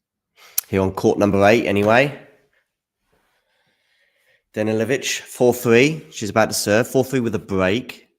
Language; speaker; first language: English; native; English